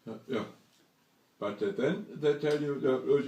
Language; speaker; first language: English; non-native, learner; German